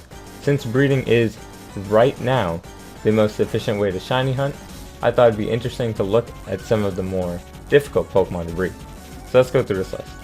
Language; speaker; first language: English; native; English